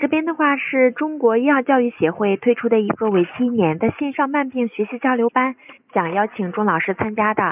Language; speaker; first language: Chinese; native; Chinese